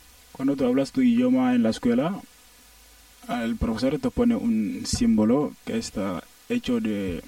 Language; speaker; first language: Spanish; non-native, learner; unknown